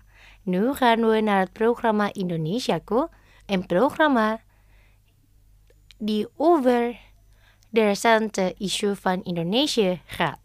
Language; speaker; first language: Dutch; non-native, fluent; Indonesian